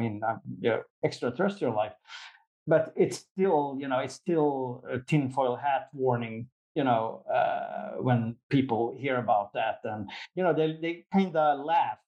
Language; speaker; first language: English; non-native, fluent; Swedish